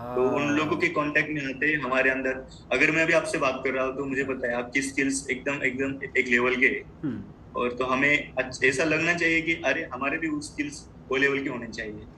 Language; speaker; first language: Hindi; non-native, local second language; Marathi